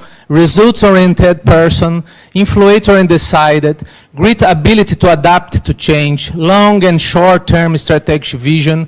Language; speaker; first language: English; non-native, learner; Portuguese